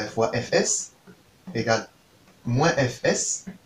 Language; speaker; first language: French; non-native, local second language; Arabic